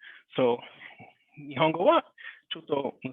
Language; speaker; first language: Japanese; non-native, learner; English